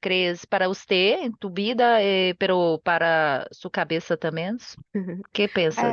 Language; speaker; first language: Spanish; non-native, learner; Portuguese